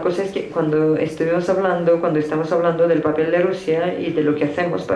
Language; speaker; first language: Spanish; native; Spanish